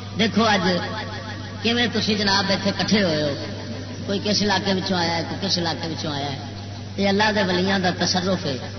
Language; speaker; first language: Urdu; non-native, local second language; Punjabi